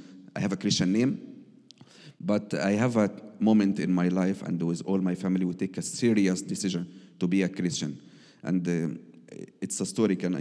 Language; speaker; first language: English; non-native, learner; Arabic